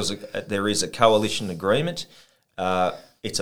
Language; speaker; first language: English; native; English